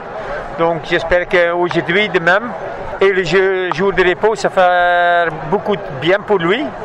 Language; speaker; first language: French; non-native, fluent; Dutch